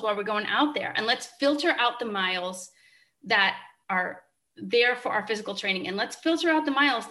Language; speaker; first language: English; native; English